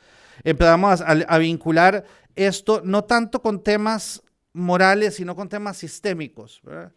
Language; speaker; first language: Spanish; native; Spanish